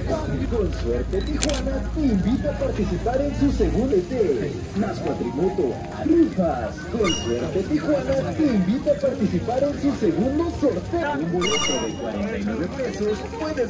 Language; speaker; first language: Spanish; native; Spanish